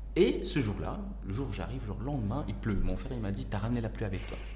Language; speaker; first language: French; non-native, local second language; Arabic